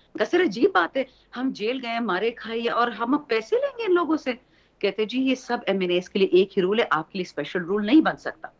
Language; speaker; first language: Urdu; non-native, local second language; Pashto